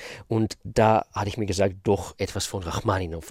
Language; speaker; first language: German; non-native, fluent; Russian